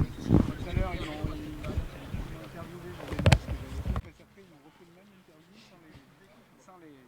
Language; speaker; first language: French; native; French